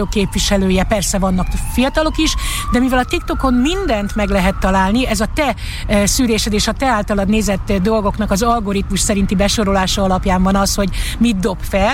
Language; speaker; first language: Hungarian; native; Hungarian